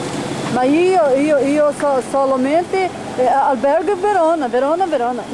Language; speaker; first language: Italian; non-native, learner; Portuguese